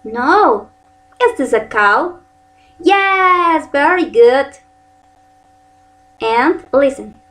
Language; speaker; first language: English; non-native, learner; Spanish